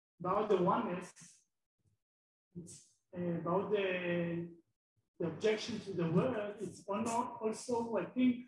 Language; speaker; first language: English; non-native, fluent; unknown